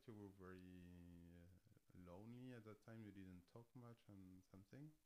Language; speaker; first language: English; non-native, fluent; French